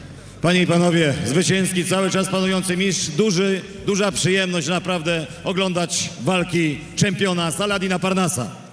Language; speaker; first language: Polish; native; Polish